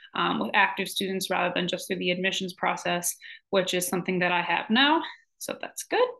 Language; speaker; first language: English; native; English